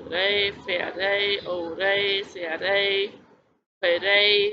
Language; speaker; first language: French; non-native, learner; Khmer